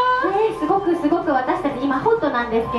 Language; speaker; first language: Japanese; native; Japanese